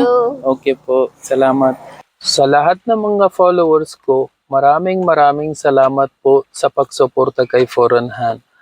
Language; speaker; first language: Filipino; non-native, learner; Urdu